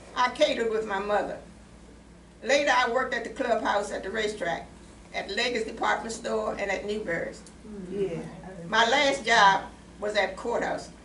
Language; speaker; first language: English; native; English